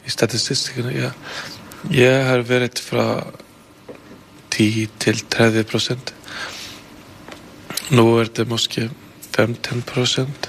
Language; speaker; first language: Danish; non-native, fluent; Icelandic